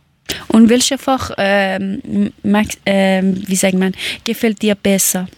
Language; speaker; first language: German; non-native, fluent; Persian